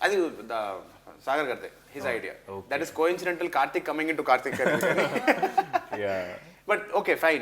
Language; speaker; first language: Telugu; native; Telugu